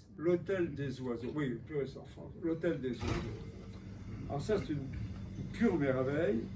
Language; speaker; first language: French; native; French